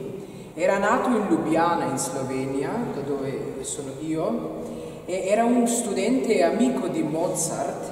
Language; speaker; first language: Italian; non-native, fluent; Slovenian